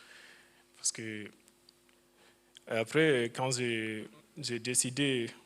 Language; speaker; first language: French; non-native, fluent; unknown